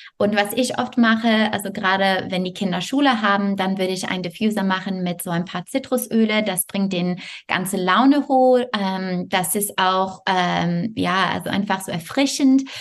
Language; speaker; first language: German; non-native, fluent; French